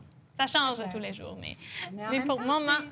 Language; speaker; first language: French; non-native, local second language; English